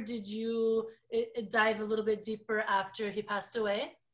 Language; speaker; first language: English; early bilingual, other home language; Portuguese